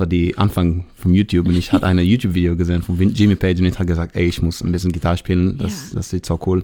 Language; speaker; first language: German; non-native, learner; Hebrew